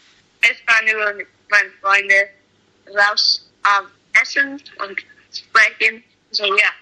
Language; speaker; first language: German; non-native, learner; English